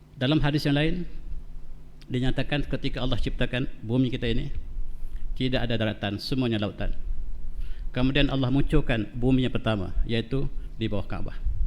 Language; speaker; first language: Malay; native; Malay